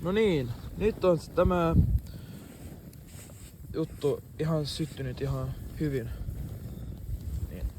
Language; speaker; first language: Finnish; non-native, local second language; Swedish